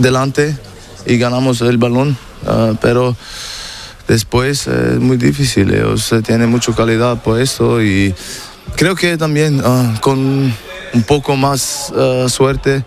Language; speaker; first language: Spanish; non-native, learner; German